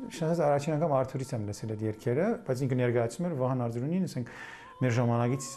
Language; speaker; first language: Armenian; early bilingual, heritage; Armenian